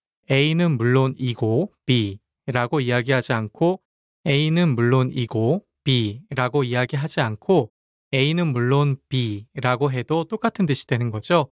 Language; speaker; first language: Korean; native; Korean